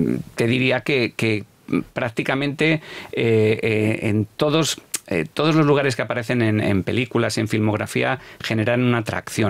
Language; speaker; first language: Spanish; native; Spanish